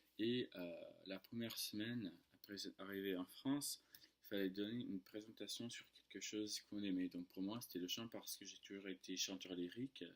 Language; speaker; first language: French; non-native, fluent; English